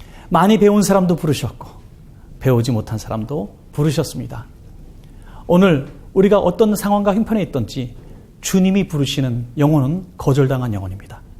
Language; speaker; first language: Korean; native; Korean